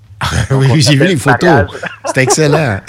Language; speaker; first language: French; native; French